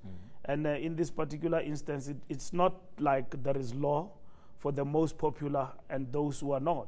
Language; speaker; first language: English; non-native, local second language; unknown